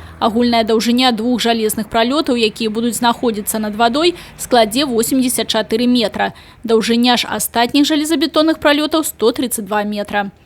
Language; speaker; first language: Belarusian; native; Belarusian